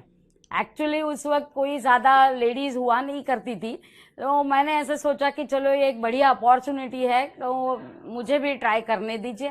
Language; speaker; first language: Hindi; non-native, local second language; Marathi